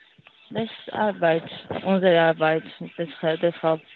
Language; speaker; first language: German; non-native, learner; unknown